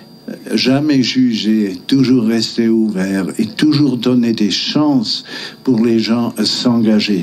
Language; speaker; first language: French; non-native, local second language; German